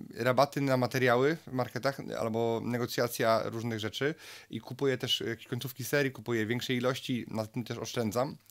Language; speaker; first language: Polish; native; Polish